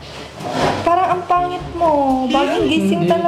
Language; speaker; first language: Filipino; native; Filipino